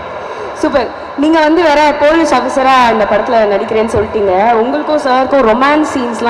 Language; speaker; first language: Tamil; native; Tamil